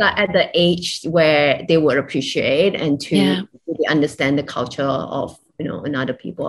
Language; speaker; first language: English; non-native, local second language; Chinese